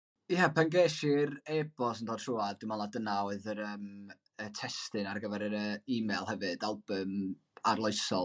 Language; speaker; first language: Welsh; native; Welsh